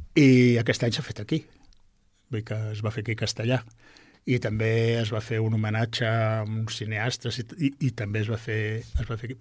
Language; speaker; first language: Catalan; native; Catalan